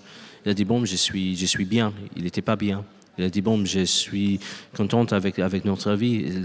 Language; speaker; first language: French; non-native, learner; English